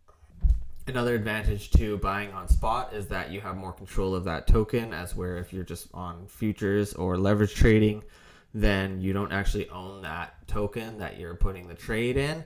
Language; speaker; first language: English; native; English